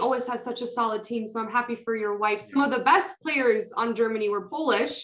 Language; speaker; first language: English; non-native, fluent; Polish